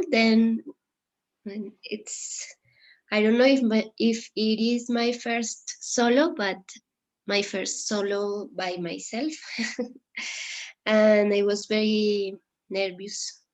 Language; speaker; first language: English; non-native, learner; Spanish